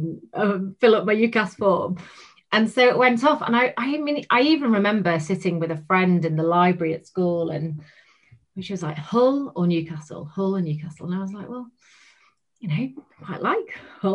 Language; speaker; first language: English; native; English